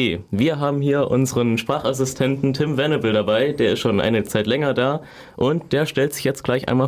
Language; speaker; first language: German; native; German